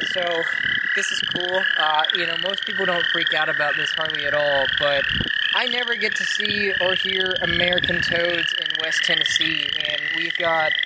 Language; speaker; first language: English; native; English